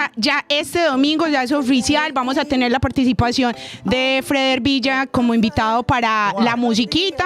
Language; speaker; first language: Spanish; native; Spanish